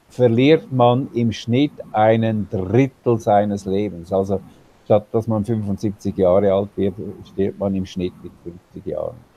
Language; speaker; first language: German; native; German